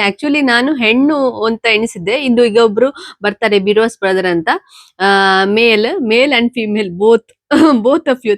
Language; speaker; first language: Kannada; non-native, local second language; Konkani